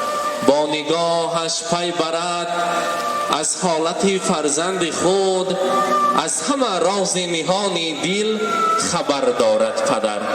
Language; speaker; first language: Persian; native; Persian